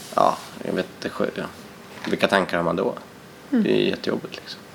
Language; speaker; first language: Swedish; native; Swedish